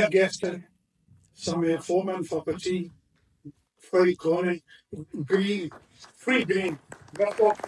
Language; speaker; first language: Danish; non-native, fluent; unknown